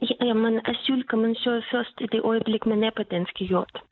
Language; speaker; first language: Danish; non-native, fluent; Russian